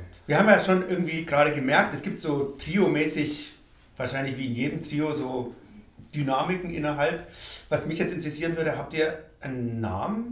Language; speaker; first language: German; native; German